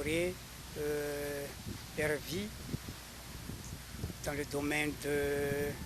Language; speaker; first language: French; non-native, local second language; Malagasy